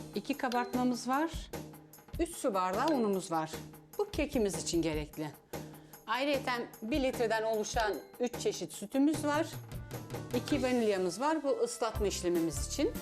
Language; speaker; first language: Turkish; early bilingual, other home language; Serbian